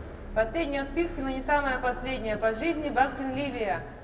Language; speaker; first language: Russian; native; Russian